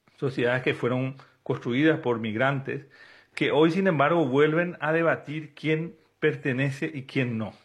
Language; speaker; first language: Spanish; native; Spanish